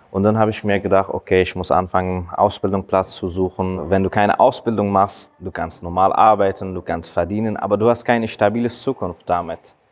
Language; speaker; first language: German; non-native, fluent; Persian